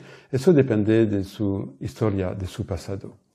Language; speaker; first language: Spanish; non-native, fluent; French